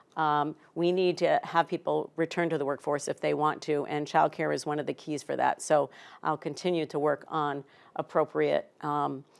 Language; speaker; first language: English; native; English